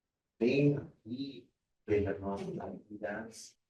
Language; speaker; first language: Portuguese; non-native, fluent; Spanish